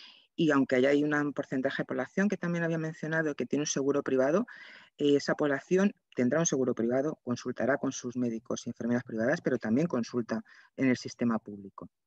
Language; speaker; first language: Spanish; native; Spanish